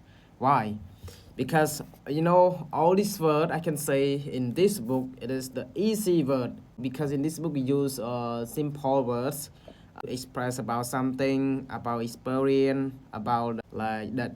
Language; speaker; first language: English; non-native, learner; Khmer